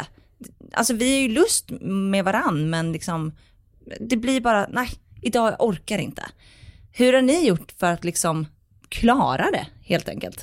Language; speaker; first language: Swedish; native; Swedish